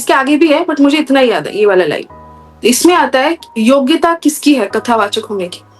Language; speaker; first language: Hindi; non-native, local second language; Bangla